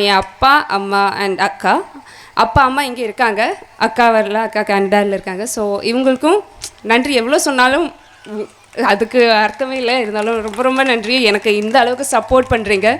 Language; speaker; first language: Tamil; non-native, learner; Malayalam